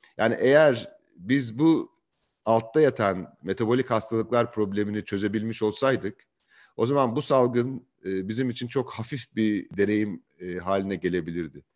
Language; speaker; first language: Turkish; native; Turkish